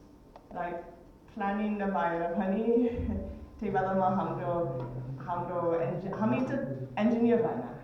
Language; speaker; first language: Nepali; early bilingual, heritage; Nepali